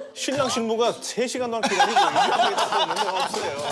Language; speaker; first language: Korean; non-native, fluent; Hindi